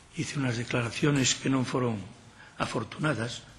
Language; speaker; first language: Spanish; native; Spanish